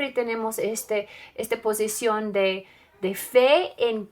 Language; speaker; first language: Spanish; non-native, learner; English